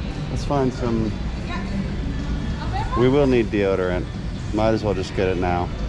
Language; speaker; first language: English; native; English